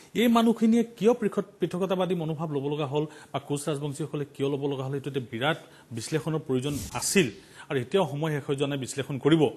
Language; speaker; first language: Assamese; non-native, local second language; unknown